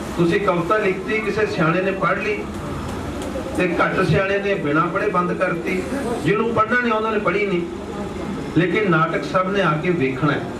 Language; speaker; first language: Punjabi; native; Punjabi